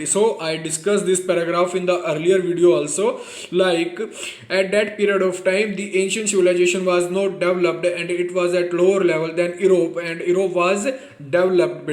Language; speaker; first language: English; non-native, local second language; Hindi